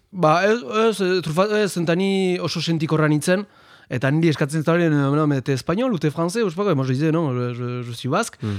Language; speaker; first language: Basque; non-native, local second language; Spanish